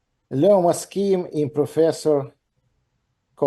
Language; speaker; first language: Hebrew; non-native, learner; English